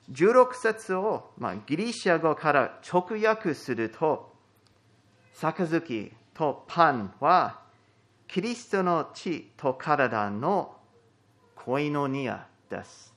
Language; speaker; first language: Japanese; non-native, fluent; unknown